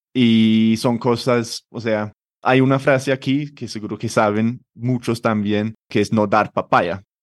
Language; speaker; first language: Spanish; non-native, fluent; English